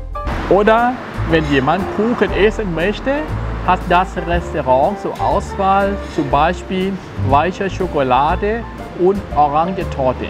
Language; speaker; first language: German; non-native, learner; Thai